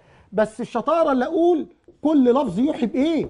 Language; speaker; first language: Arabic; native; Arabic